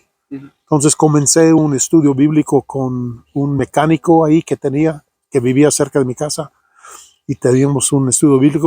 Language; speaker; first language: Spanish; non-native, fluent; English